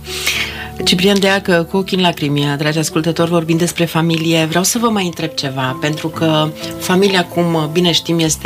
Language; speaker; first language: Romanian; native; Romanian